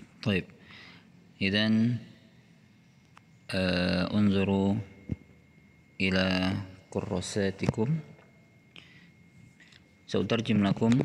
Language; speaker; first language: Arabic; non-native, fluent; Indonesian